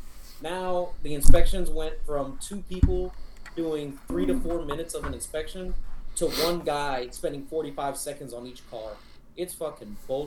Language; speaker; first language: English; native; English